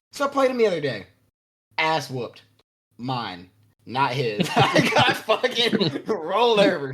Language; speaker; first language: English; native; English